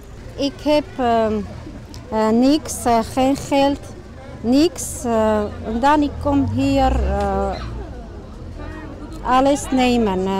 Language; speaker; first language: Dutch; non-native, learner; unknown